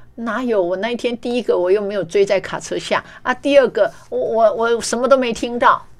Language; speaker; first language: Chinese; native; Chinese